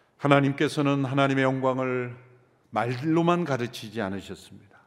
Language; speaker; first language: Korean; native; Korean